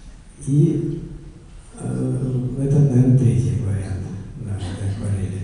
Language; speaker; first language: Russian; native; Russian